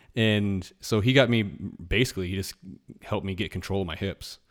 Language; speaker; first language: English; native; English